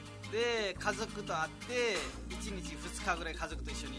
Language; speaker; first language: Japanese; non-native, fluent; Nepali